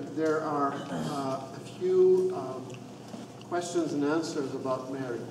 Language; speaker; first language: English; non-native, fluent; Arabic